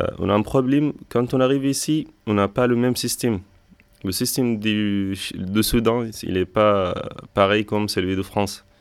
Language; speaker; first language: French; non-native, fluent; Arabic